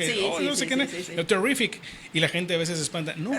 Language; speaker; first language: Spanish; native; Spanish